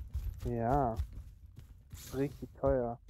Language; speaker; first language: German; native; German